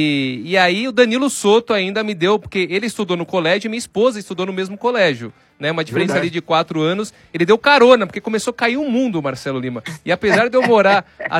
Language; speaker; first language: Portuguese; native; Portuguese